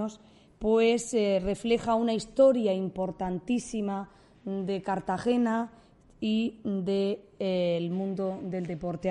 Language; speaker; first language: Spanish; native; Spanish